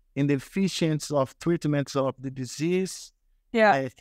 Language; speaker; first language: English; non-native, learner; Portuguese